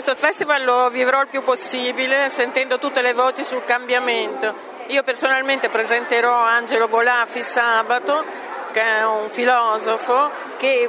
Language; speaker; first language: Italian; native; Italian